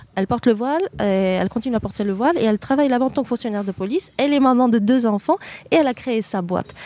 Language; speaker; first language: French; native; French